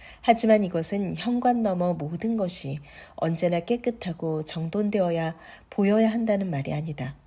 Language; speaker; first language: Korean; native; Korean